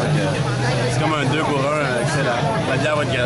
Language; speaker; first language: French; native; French